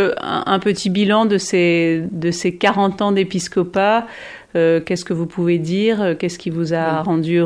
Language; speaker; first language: French; native; French